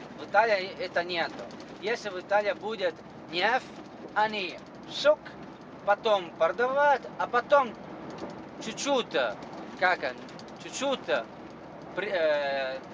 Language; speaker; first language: Russian; non-native, learner; Italian